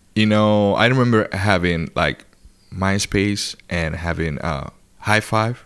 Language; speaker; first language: English; non-native, fluent; Spanish